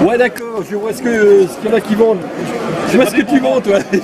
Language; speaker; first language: French; native; French